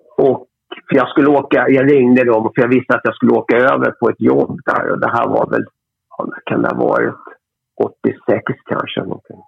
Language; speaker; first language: Swedish; native; Swedish